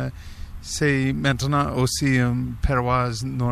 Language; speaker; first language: French; non-native, learner; English